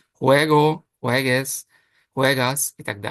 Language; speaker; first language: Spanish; non-native, fluent; Ukrainian